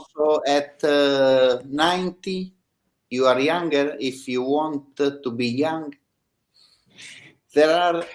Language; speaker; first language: English; non-native, learner; Italian